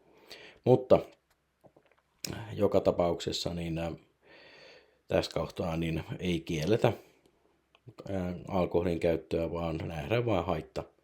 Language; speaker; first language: Finnish; native; Finnish